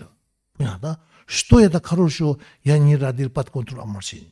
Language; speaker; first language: Russian; non-native, learner; Tibetan